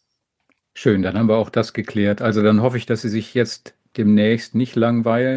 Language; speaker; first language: German; native; German